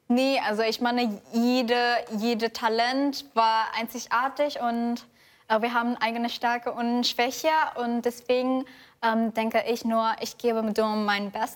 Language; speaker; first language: German; non-native, fluent; Indonesian